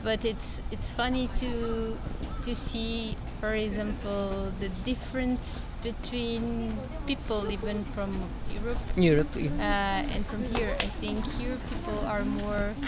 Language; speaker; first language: English; non-native, fluent; Portuguese